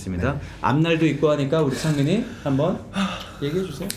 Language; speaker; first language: Korean; native; Korean